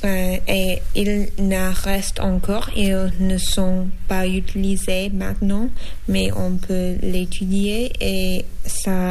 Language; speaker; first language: French; non-native, learner; English